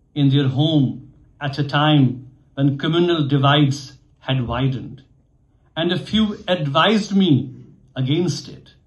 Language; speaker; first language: English; non-native, local second language; Urdu